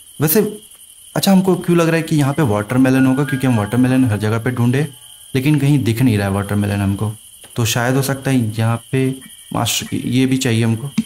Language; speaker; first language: Hindi; native; Hindi